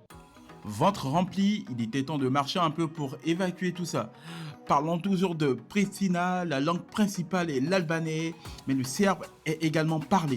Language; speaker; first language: French; native; French